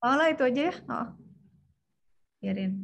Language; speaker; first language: Indonesian; native; Indonesian